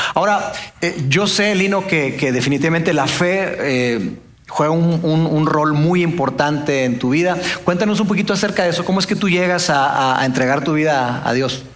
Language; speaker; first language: Spanish; native; Spanish